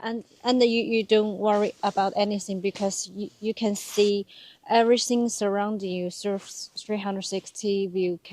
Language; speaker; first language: English; non-native, learner; Chinese